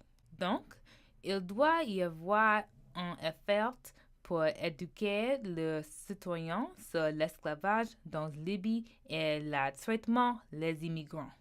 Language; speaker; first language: French; non-native, learner; English